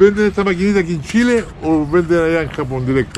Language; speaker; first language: Spanish; native; Spanish